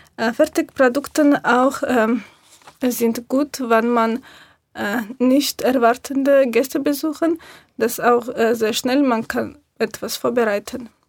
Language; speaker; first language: German; non-native, learner; Russian